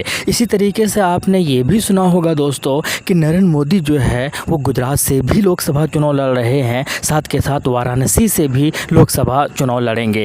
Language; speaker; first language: Hindi; native; Hindi